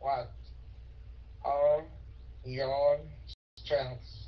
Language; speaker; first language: English; non-native, learner; Vietnamese